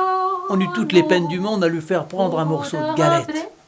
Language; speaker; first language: French; native; French